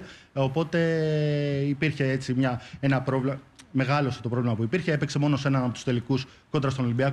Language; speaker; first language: Greek; native; Greek